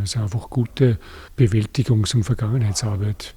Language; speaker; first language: German; native; German